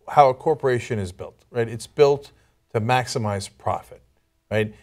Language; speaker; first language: English; non-native, fluent; Turkish